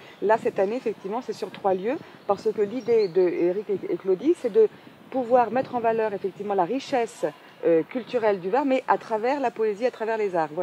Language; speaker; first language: French; native; French